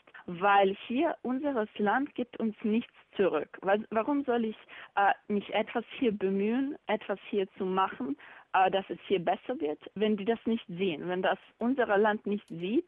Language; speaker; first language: German; non-native, learner; Bosnian